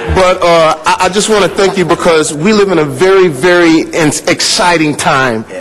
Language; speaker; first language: English; native; English